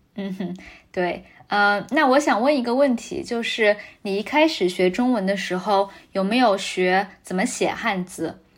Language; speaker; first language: Chinese; native; Chinese